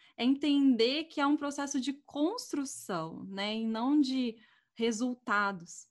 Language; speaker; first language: Portuguese; native; Portuguese